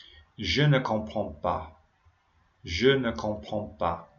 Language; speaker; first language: French; non-native, fluent; English